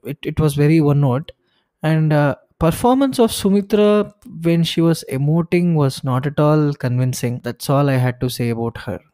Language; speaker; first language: English; non-native, local second language; Tamil